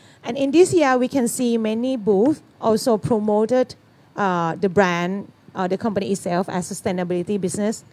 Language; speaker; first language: English; non-native, fluent; Thai